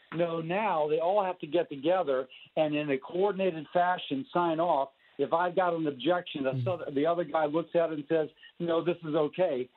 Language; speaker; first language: English; native; English